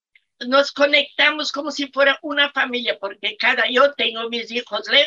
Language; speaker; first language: Spanish; non-native, fluent; Portuguese